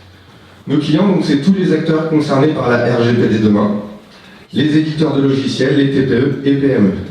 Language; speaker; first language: French; native; French